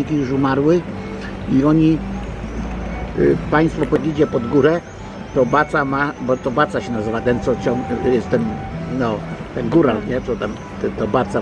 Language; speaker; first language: Polish; native; Polish